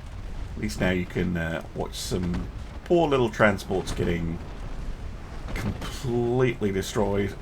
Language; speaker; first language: English; native; English